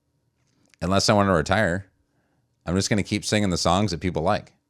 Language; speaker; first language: English; native; English